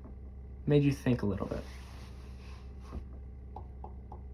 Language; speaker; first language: English; native; English